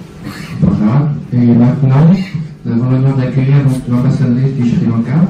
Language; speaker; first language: French; native; French